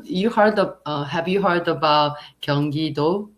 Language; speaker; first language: English; non-native, learner; Korean